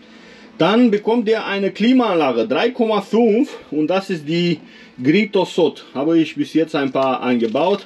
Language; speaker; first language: German; non-native, fluent; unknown